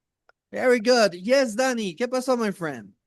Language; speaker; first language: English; non-native, fluent; Spanish